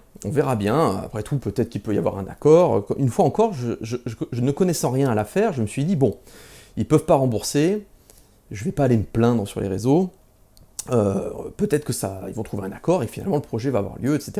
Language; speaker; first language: French; native; French